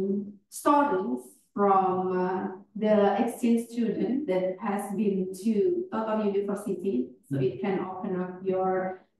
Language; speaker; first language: English; non-native, fluent; Indonesian